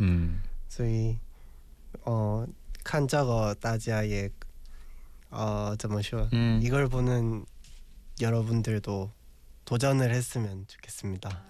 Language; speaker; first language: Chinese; non-native, learner; Korean